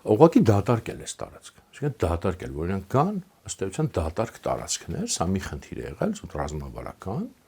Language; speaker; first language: Armenian; native; Armenian